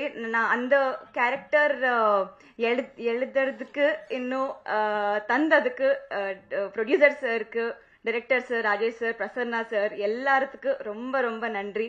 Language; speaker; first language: Tamil; non-native, learner; Telugu